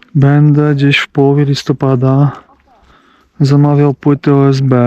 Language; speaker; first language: Polish; native; Polish